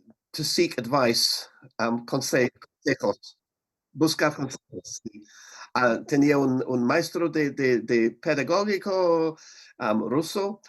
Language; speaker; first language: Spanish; non-native, learner; English